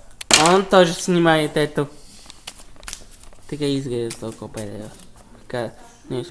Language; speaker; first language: Russian; non-native, learner; Italian